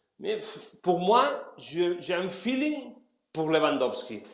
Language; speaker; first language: French; non-native, learner; Spanish